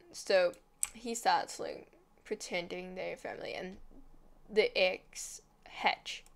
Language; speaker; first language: English; non-native, fluent; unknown